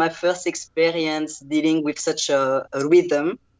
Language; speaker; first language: English; non-native, fluent; French